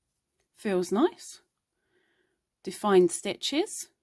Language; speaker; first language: English; native; English